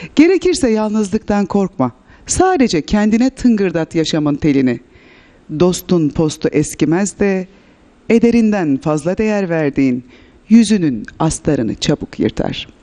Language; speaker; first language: Turkish; native; Turkish